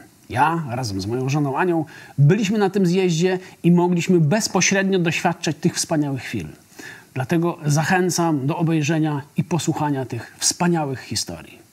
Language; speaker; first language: Polish; native; Polish